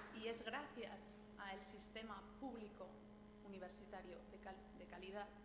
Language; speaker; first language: Spanish; native; Spanish